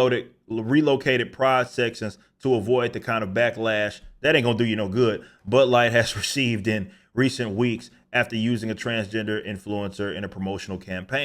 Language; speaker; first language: English; native; English